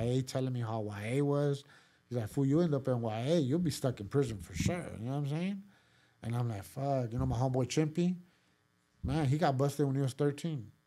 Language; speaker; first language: English; early bilingual, other home language; Spanish